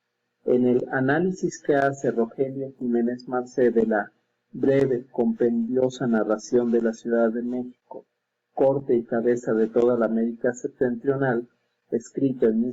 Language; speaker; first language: Spanish; native; Spanish